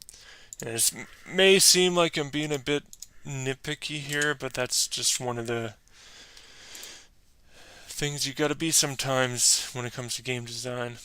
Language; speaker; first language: English; native; English